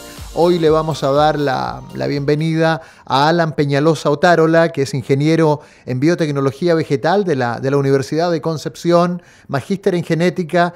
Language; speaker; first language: Spanish; native; Spanish